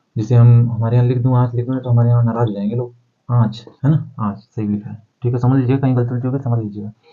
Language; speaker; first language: Hindi; native; Hindi